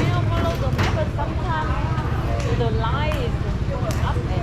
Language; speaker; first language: English; non-native, learner; Vietnamese